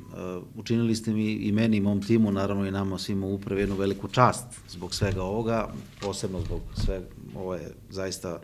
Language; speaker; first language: Bosnian; native; Bosnian